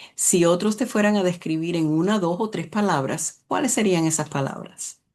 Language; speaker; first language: Spanish; early bilingual, other home language; English